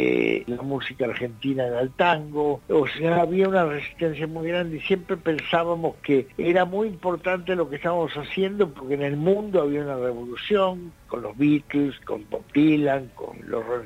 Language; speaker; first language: Spanish; native; Spanish